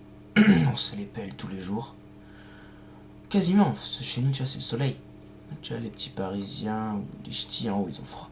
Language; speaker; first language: French; native; French